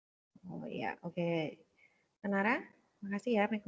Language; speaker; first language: Indonesian; native; Indonesian